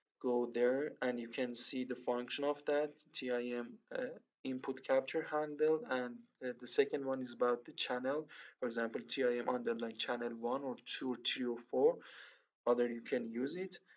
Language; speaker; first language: English; non-native, learner; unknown